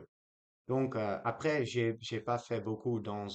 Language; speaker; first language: French; non-native, learner; Dutch